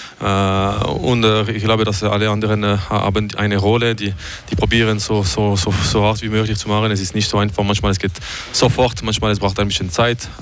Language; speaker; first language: German; non-native, learner; French